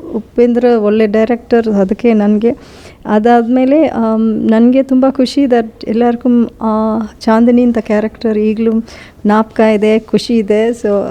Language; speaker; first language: Kannada; non-native, fluent; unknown